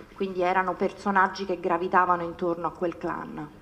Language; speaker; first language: Italian; native; Italian